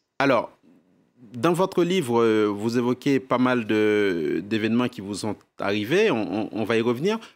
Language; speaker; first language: French; native; French